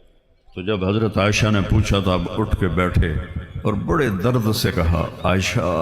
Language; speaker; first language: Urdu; non-native, local second language; Punjabi